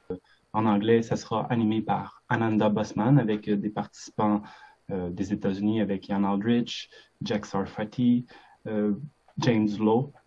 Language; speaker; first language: French; native; French